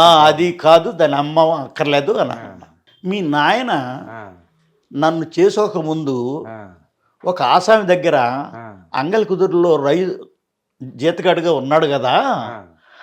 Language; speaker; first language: Telugu; native; Telugu